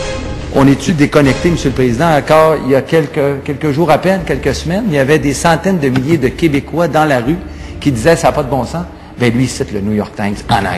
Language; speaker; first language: French; native; French